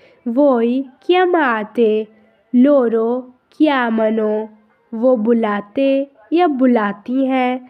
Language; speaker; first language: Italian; non-native, fluent; Urdu